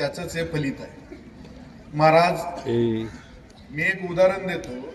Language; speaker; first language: Marathi; native; Marathi